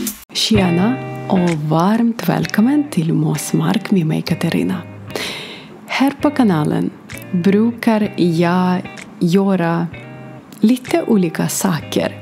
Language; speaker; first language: Swedish; non-native, fluent; Ukrainian